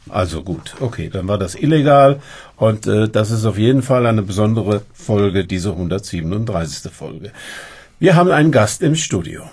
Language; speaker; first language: German; native; German